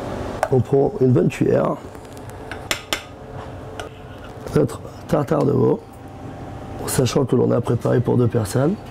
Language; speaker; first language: French; native; French